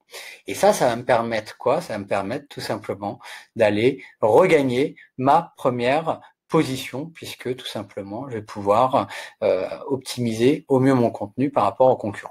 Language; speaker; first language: French; native; French